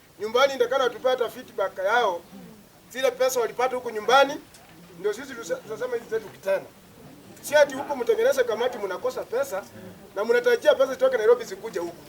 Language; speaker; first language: Swahili; non-native, local second language; Luyia